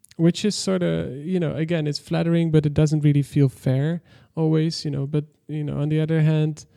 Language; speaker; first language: English; non-native, fluent; Dutch